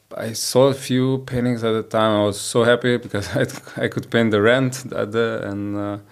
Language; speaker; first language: English; non-native, fluent; Slovenian